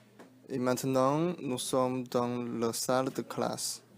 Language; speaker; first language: French; non-native, learner; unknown